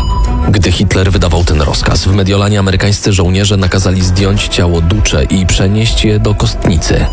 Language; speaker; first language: Polish; native; Polish